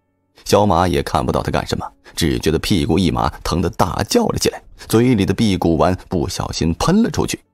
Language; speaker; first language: Chinese; native; Chinese